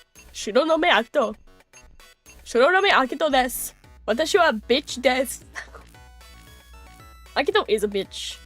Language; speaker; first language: Japanese; non-native, learner; English